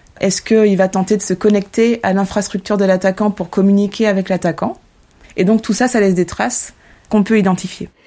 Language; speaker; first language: French; native; French